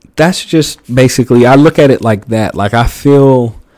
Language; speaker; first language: English; native; English